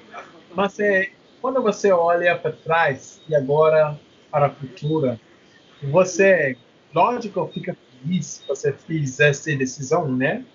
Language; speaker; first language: Portuguese; non-native, learner; English